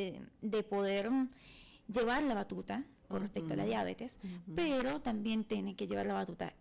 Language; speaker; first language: Spanish; native; Spanish